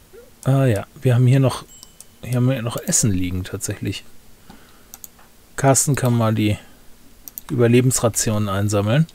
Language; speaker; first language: German; native; German